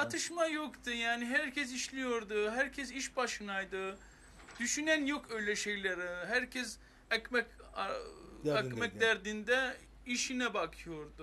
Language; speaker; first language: Turkish; non-native, fluent; Armenian